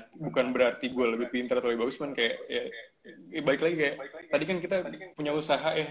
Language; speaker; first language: Indonesian; native; Indonesian